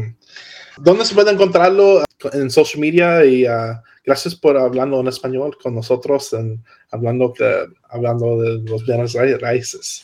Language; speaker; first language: Spanish; non-native, learner; English